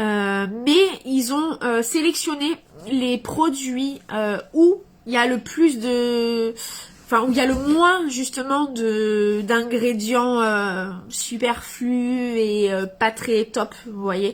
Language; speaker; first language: French; native; French